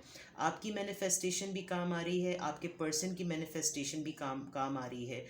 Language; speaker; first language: Hindi; native; Hindi